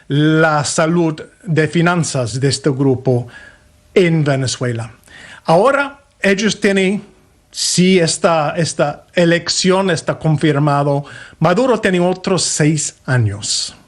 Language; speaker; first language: Spanish; non-native, fluent; English